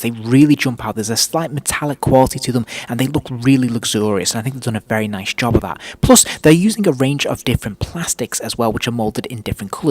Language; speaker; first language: English; native; English